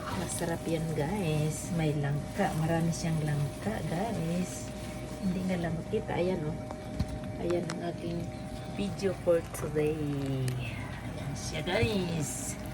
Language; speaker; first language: Filipino; non-native, local second language; Cebuano